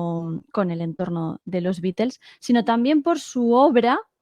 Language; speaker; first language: Spanish; native; Spanish